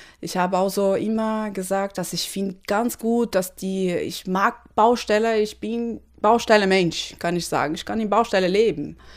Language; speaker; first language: German; non-native, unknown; Portuguese